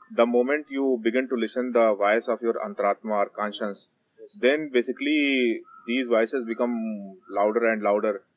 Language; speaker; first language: English; non-native, local second language; Hindi